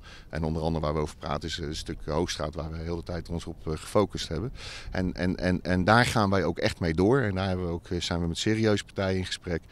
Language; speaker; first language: Dutch; native; Dutch